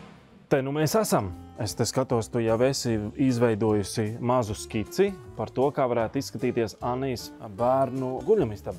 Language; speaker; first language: Latvian; native; Latvian